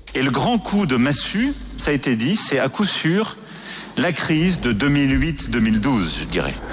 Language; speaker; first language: French; native; French